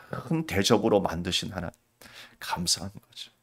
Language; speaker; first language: Korean; native; Korean